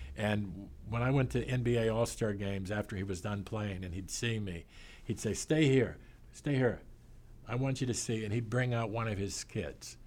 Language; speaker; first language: English; native; English